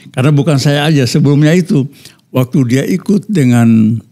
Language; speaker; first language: Indonesian; native; Indonesian